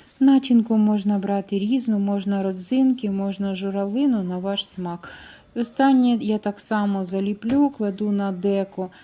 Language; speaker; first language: Ukrainian; native; Ukrainian